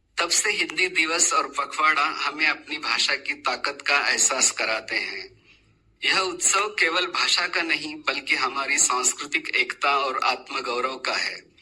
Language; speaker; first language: Hindi; non-native, local second language; Marathi